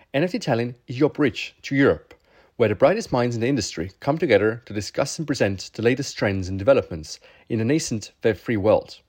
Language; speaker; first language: English; non-native, fluent; Estonian